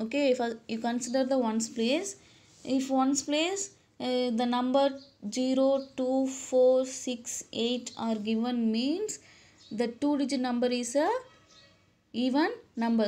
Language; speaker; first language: English; non-native, local second language; Tamil